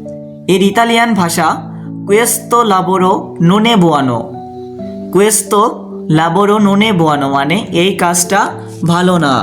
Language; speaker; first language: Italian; non-native, learner; Bangla